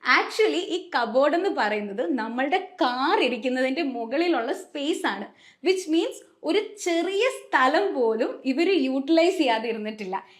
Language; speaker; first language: Malayalam; native; Malayalam